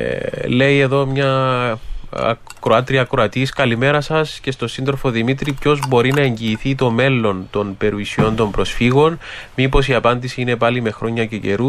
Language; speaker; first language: Greek; native; Greek